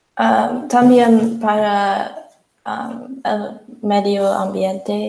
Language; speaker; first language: Spanish; non-native, learner; English